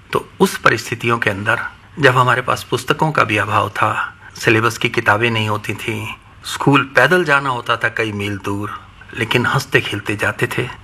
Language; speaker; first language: Hindi; non-native, local second language; Punjabi